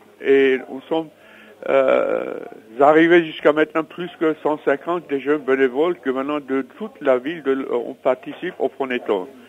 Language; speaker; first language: French; non-native, learner; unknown